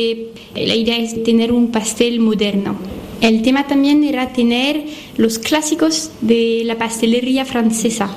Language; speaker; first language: Spanish; non-native, fluent; French